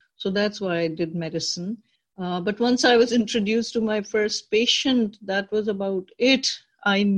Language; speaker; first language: English; non-native, local second language; Urdu